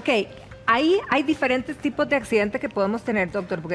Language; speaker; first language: Spanish; native; Spanish